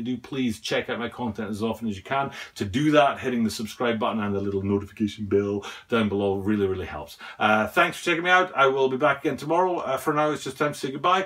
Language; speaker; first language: English; native; English